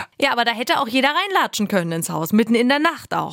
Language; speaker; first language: German; native; German